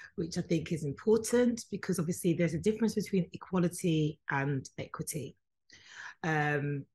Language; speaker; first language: English; native; English